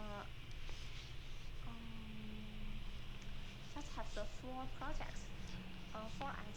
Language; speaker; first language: English; non-native, learner; Chinese